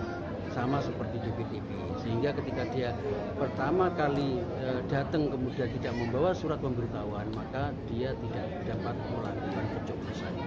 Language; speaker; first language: Indonesian; native; Indonesian